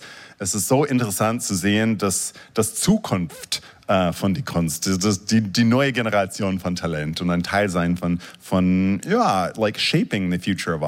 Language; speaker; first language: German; non-native, fluent; English